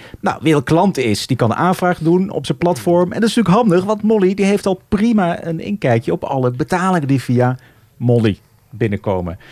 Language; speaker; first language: Dutch; native; Dutch